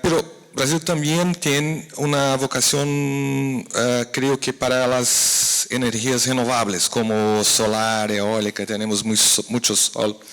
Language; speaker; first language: Spanish; non-native, fluent; Portuguese